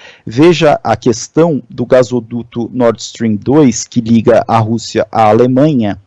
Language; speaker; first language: Portuguese; native; Portuguese